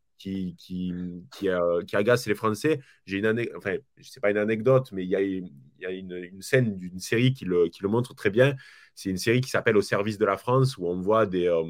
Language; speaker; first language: French; native; French